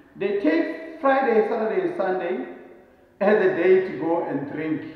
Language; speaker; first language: English; non-native, local second language; Northern Sotho